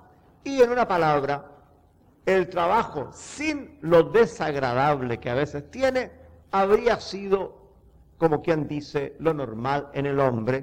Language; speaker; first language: Spanish; native; Spanish